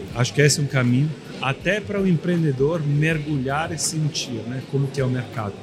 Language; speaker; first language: Portuguese; non-native, fluent; Italian